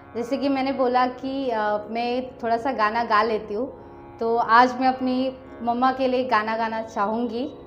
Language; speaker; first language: Hindi; non-native, local second language; Nepali